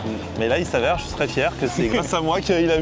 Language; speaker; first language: French; native; French